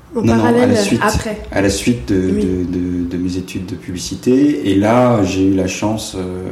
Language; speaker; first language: French; native; French